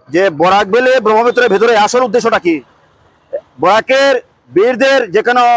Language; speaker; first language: Bangla; non-native, local second language; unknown